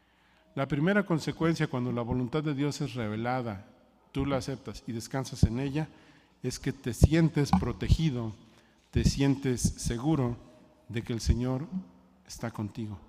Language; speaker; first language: Spanish; native; Spanish